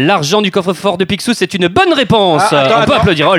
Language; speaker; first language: French; native; French